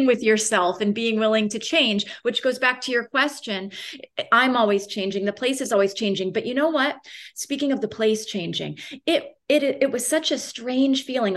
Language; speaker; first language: English; native; English